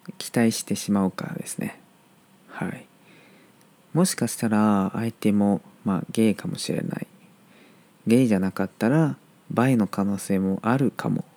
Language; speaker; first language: Japanese; non-native, fluent; Chinese